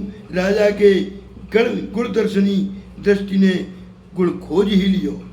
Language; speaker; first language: Hindi; native; Hindi